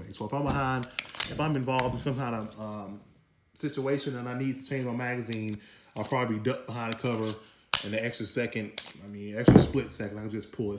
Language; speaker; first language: English; native; English